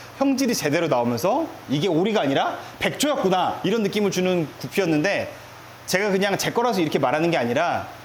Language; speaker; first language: Korean; native; Korean